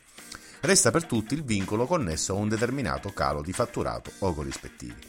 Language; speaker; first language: Italian; native; Italian